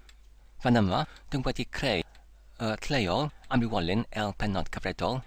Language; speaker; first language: Welsh; non-native, fluent; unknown